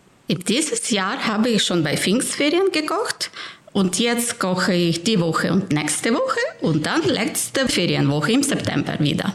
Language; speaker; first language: German; non-native, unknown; Ukrainian